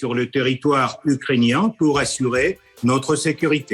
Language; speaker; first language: French; non-native, fluent; Russian